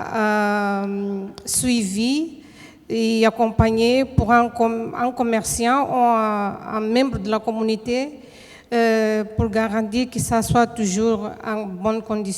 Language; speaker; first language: French; non-native, fluent; Portuguese